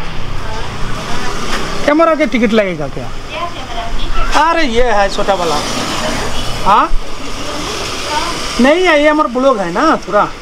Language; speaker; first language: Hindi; non-native, local second language; Bangla